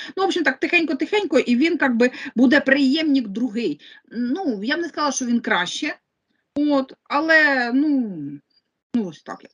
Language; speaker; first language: Ukrainian; non-native, local second language; Russian